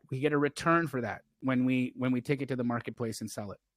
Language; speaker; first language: English; native; English